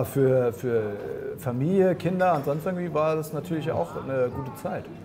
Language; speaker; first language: German; native; German